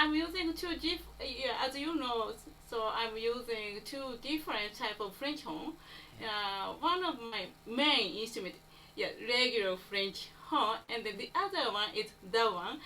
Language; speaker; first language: English; non-native, learner; Japanese